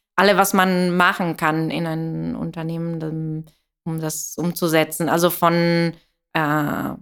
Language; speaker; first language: German; non-native, fluent; Italian